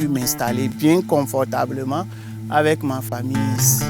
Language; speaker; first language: French; non-native, local second language; Ewe